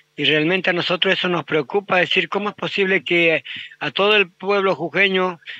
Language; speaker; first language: Spanish; native; Spanish